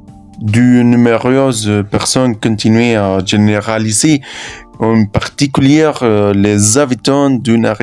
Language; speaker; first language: French; non-native, learner; Spanish